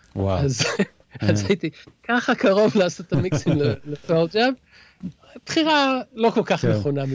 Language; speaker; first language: Hebrew; early bilingual, other home language; English